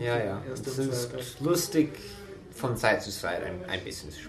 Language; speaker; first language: German; non-native, fluent; English